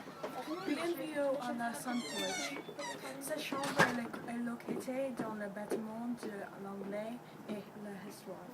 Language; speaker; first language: French; non-native, learner; English